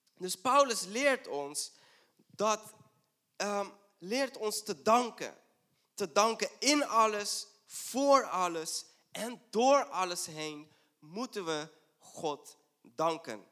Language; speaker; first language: Dutch; non-native, fluent; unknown